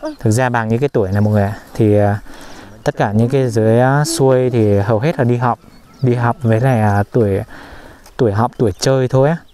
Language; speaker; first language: Vietnamese; non-native, local second language; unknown